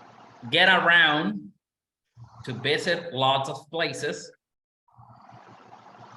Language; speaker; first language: English; non-native, fluent; Spanish